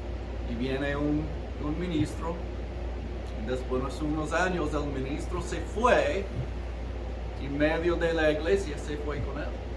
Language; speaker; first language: Spanish; early bilingual, heritage; Spanish